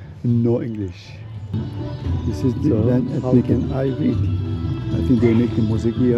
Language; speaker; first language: English; non-native, learner; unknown